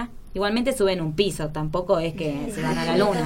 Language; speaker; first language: Spanish; native; Spanish